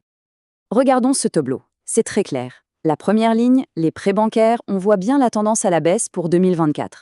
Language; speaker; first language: French; native; French